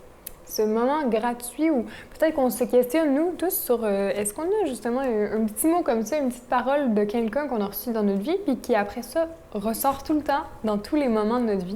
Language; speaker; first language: French; native; French